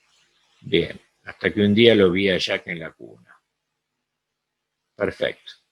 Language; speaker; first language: Spanish; native; Spanish